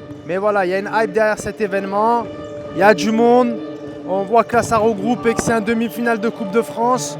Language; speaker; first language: French; native; French